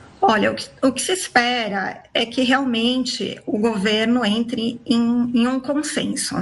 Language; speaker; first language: Portuguese; native; Portuguese